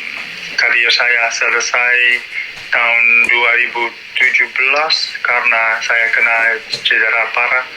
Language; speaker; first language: Indonesian; non-native, learner; Dutch